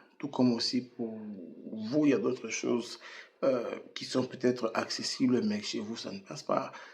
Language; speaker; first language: French; non-native, local second language; Lingala